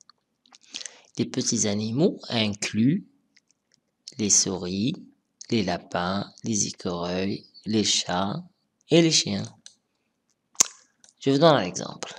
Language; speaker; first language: French; non-native, local second language; Arabic